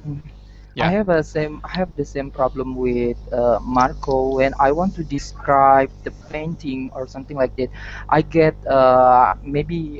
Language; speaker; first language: English; non-native, learner; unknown